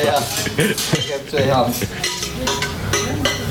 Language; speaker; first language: Dutch; non-native, learner; French